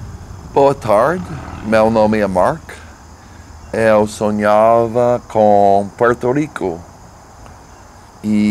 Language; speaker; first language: Portuguese; non-native, learner; English